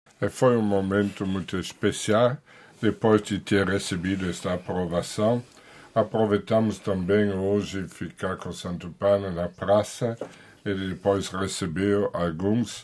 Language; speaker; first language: Portuguese; non-native, fluent; German